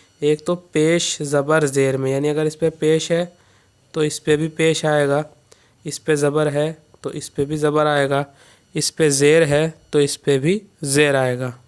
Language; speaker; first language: Urdu; native; Urdu